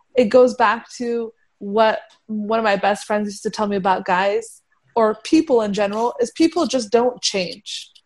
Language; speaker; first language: English; early bilingual, heritage; Persian